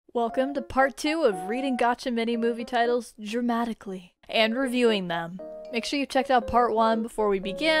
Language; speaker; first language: English; native; English